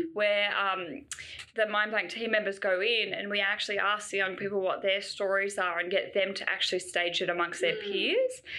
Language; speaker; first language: English; native; English